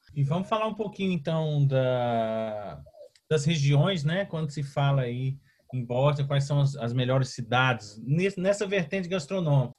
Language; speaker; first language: Portuguese; native; Portuguese